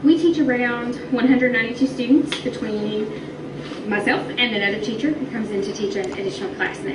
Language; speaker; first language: English; native; English